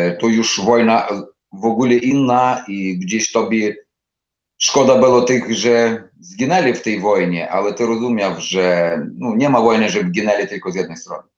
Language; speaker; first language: Polish; non-native, learner; Ukrainian